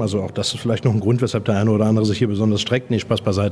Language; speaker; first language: German; native; German